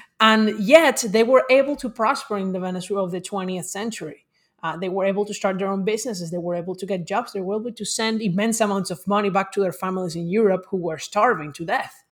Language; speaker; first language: English; non-native, fluent; Spanish